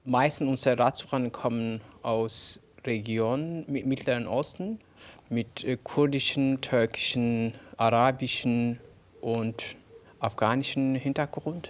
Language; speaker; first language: German; non-native, fluent; Kurdish